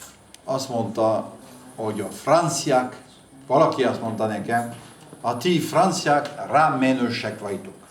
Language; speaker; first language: Hungarian; non-native, fluent; French